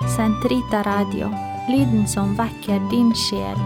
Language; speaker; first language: Norwegian; native; Norwegian